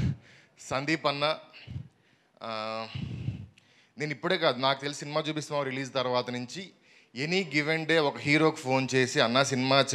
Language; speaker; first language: Telugu; native; Telugu